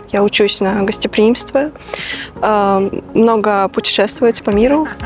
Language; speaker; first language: Russian; non-native, fluent; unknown